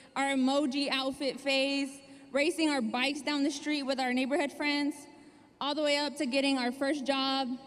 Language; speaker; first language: English; early bilingual, other home language; Spanish